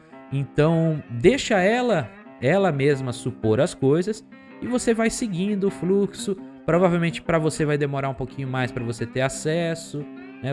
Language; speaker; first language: Portuguese; native; Portuguese